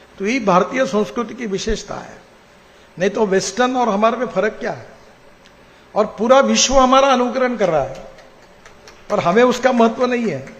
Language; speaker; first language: Hindi; non-native, local second language; Marathi